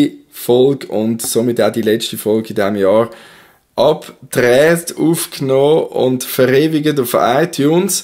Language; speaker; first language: German; native; German